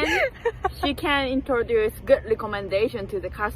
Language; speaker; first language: English; non-native, learner; Japanese